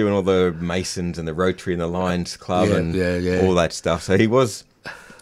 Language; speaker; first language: English; native; English